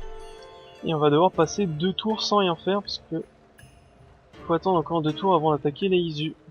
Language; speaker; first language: French; native; French